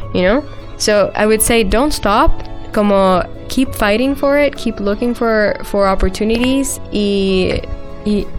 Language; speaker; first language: English; early bilingual, other home language; Spanish